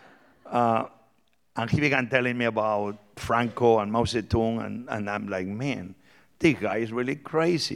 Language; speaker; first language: English; non-native, fluent; Spanish